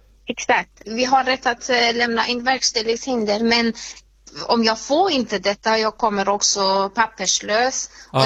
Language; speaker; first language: Swedish; non-native, fluent; Persian